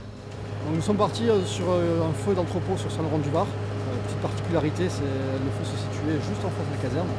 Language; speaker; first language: French; native; French